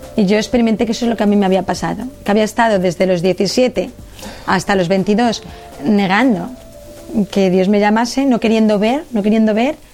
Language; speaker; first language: Spanish; native; Spanish